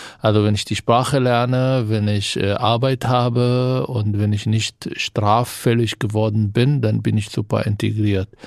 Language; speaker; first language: German; non-native, fluent; Arabic